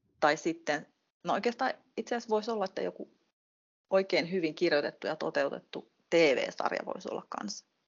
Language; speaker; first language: Finnish; native; Finnish